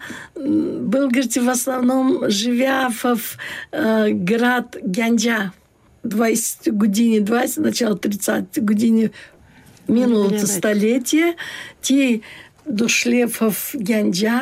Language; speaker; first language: Bulgarian; early bilingual, heritage; Bulgarian